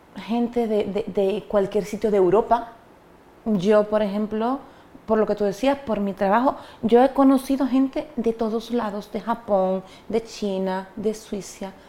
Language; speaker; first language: Spanish; native; Spanish